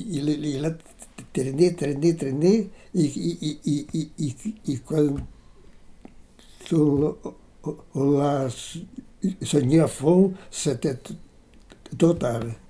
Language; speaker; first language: French; non-native, fluent; Portuguese